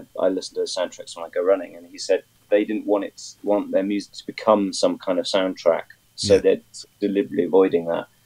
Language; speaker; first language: English; native; English